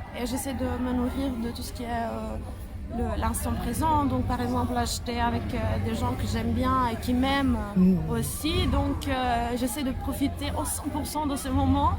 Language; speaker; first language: French; non-native, fluent; Italian